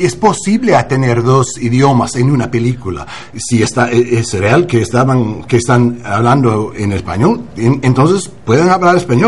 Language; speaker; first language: Spanish; non-native, learner; English